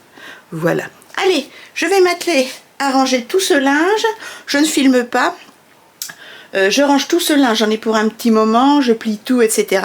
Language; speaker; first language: French; native; French